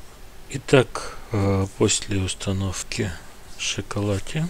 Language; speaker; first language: Russian; native; Russian